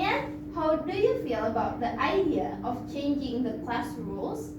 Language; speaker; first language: English; non-native, fluent; Indonesian